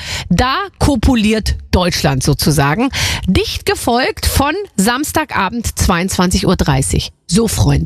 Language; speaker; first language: German; native; German